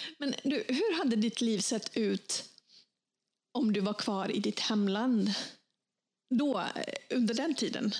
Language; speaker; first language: Swedish; early bilingual, other home language; Bosnian